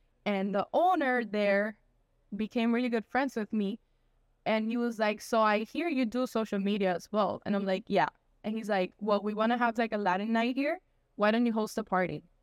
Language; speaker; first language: English; early bilingual, other home language; Spanish